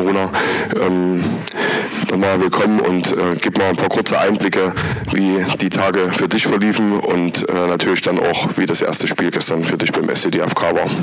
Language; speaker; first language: German; native; German